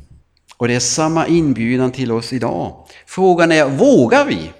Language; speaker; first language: Swedish; non-native, fluent; German